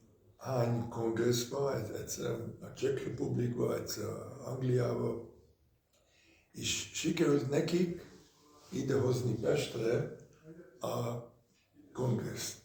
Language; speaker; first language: Hungarian; early bilingual, heritage; Hungarian